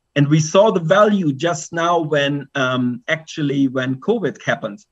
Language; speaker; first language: English; non-native, fluent; German